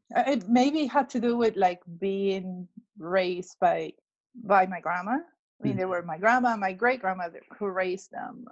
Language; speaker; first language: English; non-native, fluent; Spanish